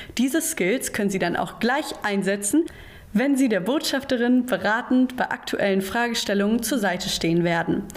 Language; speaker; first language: German; native; German